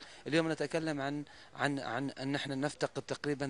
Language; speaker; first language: Arabic; native; Arabic